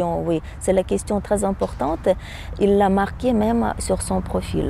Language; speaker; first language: French; non-native, fluent; Russian